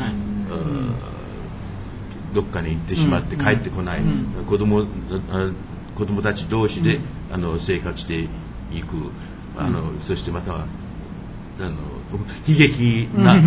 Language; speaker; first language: Japanese; early bilingual, heritage; English